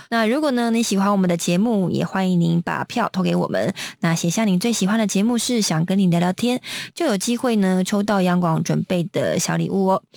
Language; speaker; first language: Chinese; native; Chinese